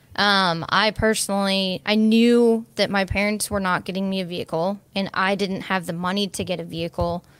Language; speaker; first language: English; native; English